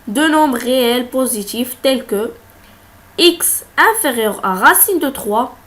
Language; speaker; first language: French; non-native, local second language; Arabic